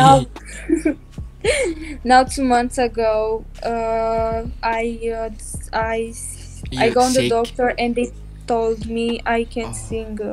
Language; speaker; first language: English; non-native, learner; Romanian